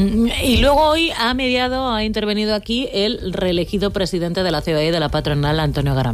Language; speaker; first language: Spanish; native; Spanish